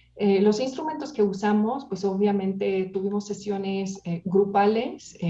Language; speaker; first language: Spanish; non-native, fluent; Hungarian